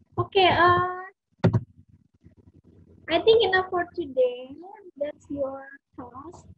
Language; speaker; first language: English; non-native, fluent; Indonesian